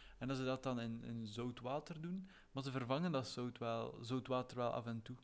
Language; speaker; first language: Dutch; native; Dutch